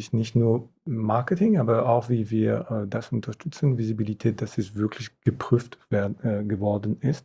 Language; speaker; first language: German; non-native, fluent; French